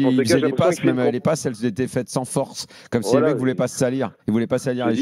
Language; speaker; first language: French; native; French